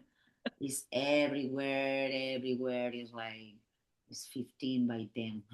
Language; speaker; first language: English; non-native, learner; Catalan